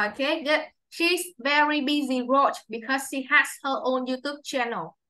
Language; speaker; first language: English; non-native, fluent; Vietnamese